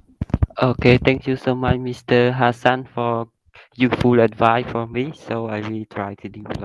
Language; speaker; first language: English; non-native, learner; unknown